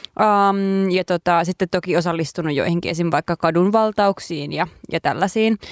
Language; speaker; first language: Finnish; native; Finnish